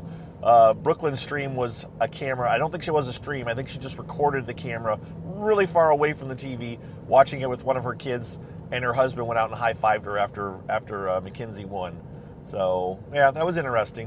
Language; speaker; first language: English; native; English